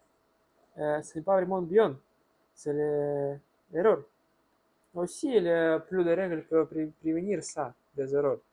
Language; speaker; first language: French; non-native, learner; Russian